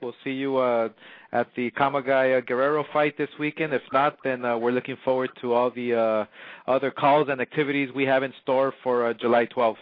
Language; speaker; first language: English; early bilingual, other home language; Spanish